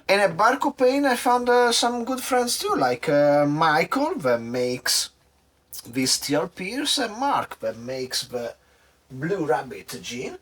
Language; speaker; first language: English; non-native, fluent; Italian